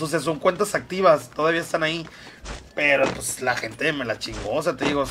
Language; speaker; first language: Spanish; native; Spanish